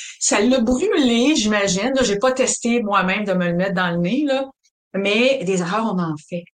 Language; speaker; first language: French; native; French